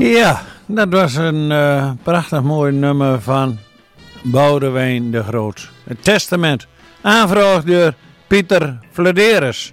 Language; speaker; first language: Dutch; native; Dutch